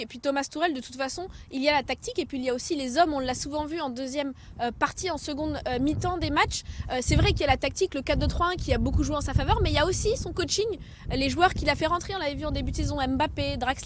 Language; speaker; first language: French; native; French